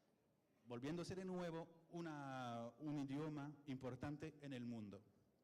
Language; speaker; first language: Spanish; non-native, fluent; French